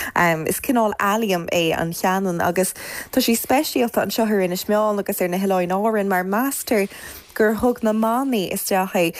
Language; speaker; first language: Irish; native; Irish